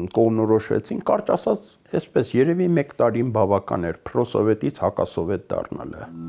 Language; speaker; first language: Armenian; early bilingual, heritage; Armenian